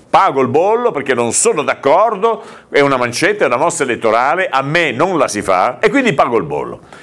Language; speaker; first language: Italian; native; Italian